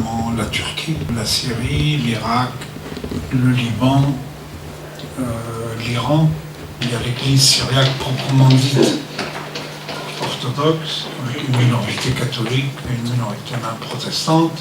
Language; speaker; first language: French; non-native, fluent; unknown